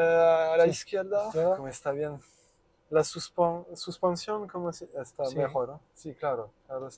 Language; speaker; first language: Spanish; non-native, learner; French